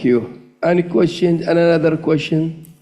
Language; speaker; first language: English; non-native, learner; Arabic